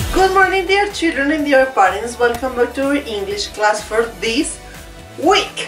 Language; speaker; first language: English; non-native, fluent; Spanish